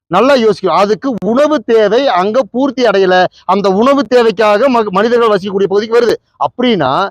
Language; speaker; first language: Tamil; native; Tamil